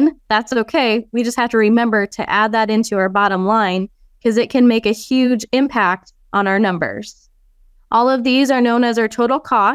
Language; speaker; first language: English; native; English